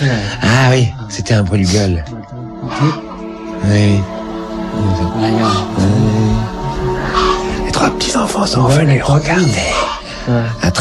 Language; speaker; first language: French; native; French